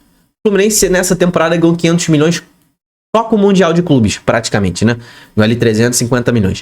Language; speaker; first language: Portuguese; native; Portuguese